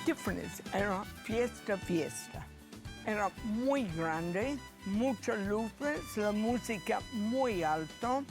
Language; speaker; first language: Spanish; non-native, fluent; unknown